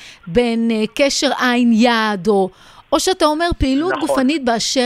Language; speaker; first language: Hebrew; native; Hebrew